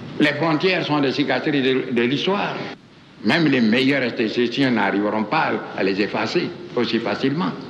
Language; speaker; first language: French; non-native, local second language; Baoulé